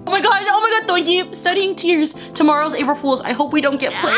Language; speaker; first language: English; early bilingual, other home language; Vietnamese